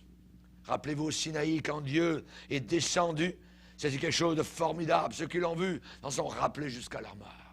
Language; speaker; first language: French; native; French